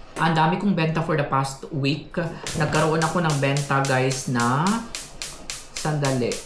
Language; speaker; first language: Filipino; non-native, local second language; Cebuano